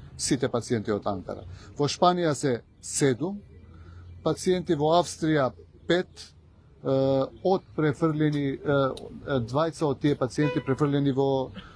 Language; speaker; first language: Macedonian; non-native, local second language; Albanian